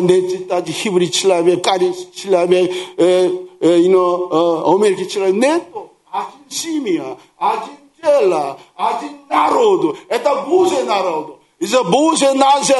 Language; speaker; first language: Russian; non-native, learner; Korean